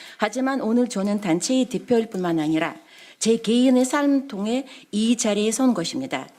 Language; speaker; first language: Korean; non-native, fluent; Russian